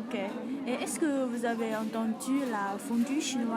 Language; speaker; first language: French; non-native, fluent; Chinese